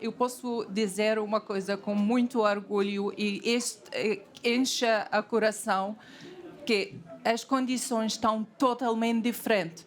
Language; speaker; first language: Portuguese; non-native, fluent; Arabic